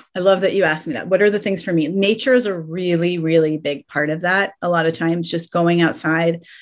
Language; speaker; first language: English; early bilingual, other home language; Persian